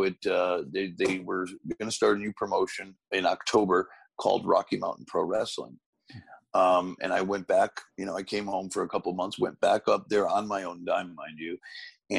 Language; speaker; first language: English; native; English